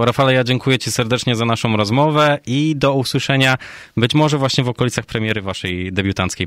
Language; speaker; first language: Polish; native; Polish